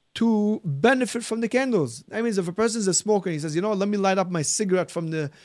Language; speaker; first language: English; early bilingual, heritage; Arabic